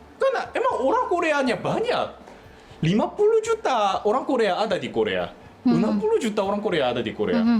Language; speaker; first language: Indonesian; non-native, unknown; Korean